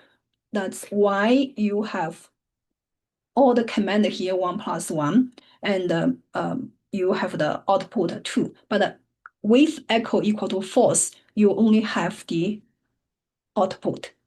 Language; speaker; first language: English; non-native, fluent; Chinese